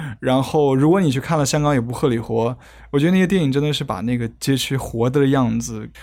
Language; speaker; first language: Chinese; native; Chinese